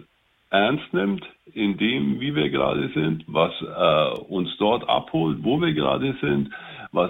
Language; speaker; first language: German; native; German